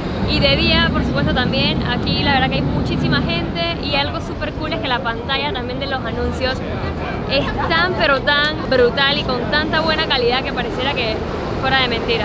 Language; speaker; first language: Spanish; native; Spanish